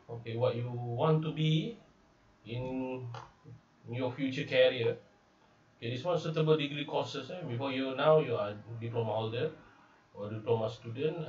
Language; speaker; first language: English; non-native, local second language; Malay